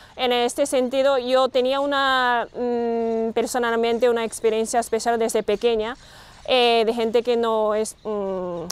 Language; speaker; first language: Spanish; non-native, learner; Japanese